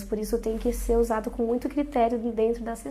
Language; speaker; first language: Portuguese; native; Portuguese